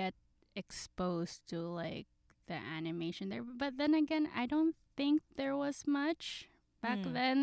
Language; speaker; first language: English; non-native, local second language; Filipino